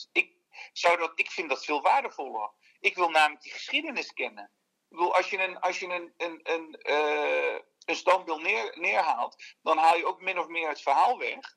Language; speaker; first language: Dutch; early bilingual, other home language; Turkish